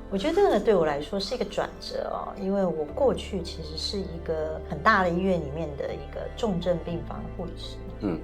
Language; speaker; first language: Chinese; native; Chinese